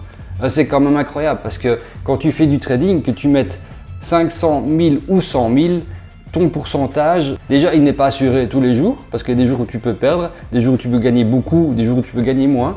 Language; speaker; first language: French; native; French